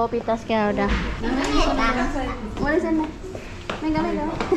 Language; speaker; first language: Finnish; non-native, learner; Filipino